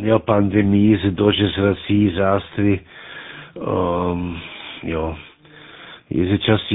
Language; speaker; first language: Russian; non-native, learner; German